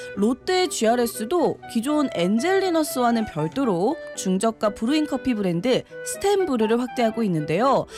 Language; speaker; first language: Korean; native; Korean